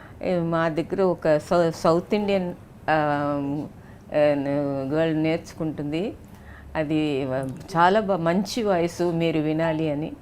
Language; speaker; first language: Telugu; non-native, local second language; Tamil